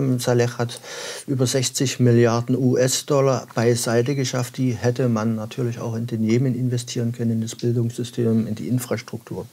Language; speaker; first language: German; native; German